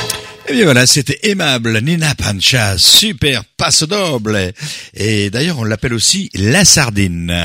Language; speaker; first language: French; native; French